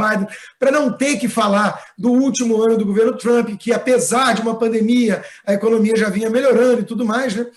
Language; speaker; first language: Portuguese; native; Portuguese